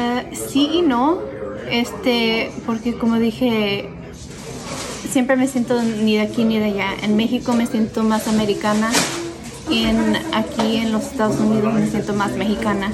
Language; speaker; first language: Spanish; early bilingual, heritage; Spanish